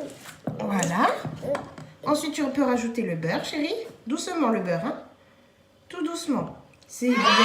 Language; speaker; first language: French; native; French